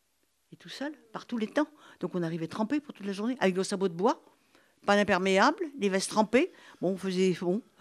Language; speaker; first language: French; native; French